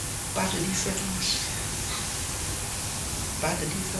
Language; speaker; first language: French; non-native, learner; Vietnamese